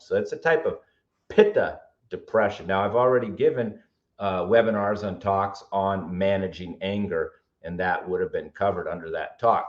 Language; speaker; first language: English; native; English